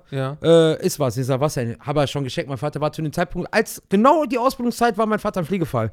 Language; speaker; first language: German; native; German